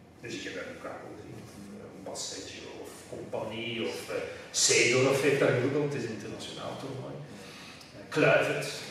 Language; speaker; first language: Dutch; native; Dutch